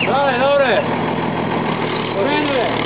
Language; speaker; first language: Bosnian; non-native, learner; Bulgarian